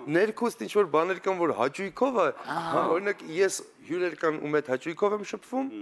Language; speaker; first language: Armenian; native; Armenian